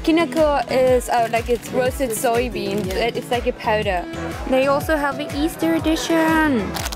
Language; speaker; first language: English; non-native, fluent; German